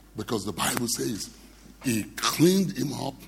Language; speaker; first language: English; non-native, local second language; Yoruba